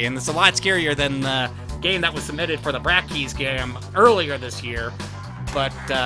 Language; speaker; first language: English; native; English